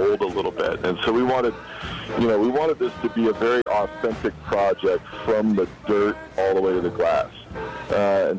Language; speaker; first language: English; native; English